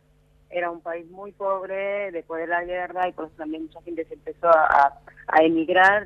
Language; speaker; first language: Spanish; early bilingual, other home language; Korean